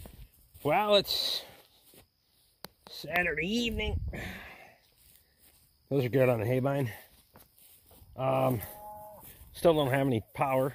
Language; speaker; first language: English; native; English